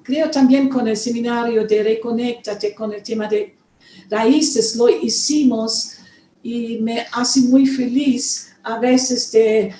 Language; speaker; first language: Spanish; non-native, fluent; German